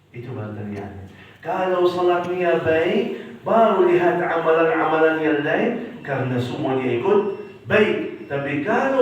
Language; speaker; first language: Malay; non-native, fluent; Arabic